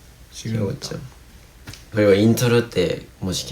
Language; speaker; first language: Korean; non-native, fluent; Japanese